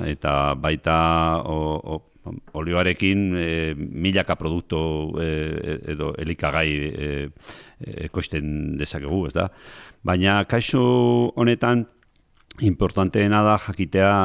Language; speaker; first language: Basque; non-native, local second language; Spanish